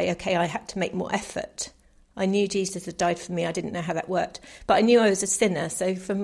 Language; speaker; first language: English; native; English